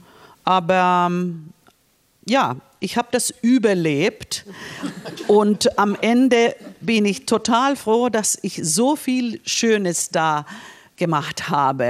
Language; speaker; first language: German; non-native, fluent; Finnish